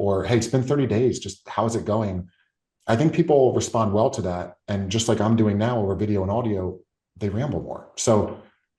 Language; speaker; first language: English; native; English